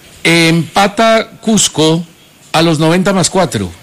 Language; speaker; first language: Spanish; native; Spanish